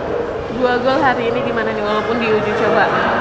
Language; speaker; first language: Indonesian; native; Indonesian